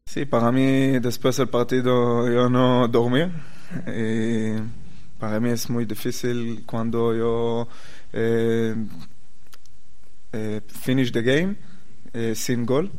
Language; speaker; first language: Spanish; non-native, learner; Hebrew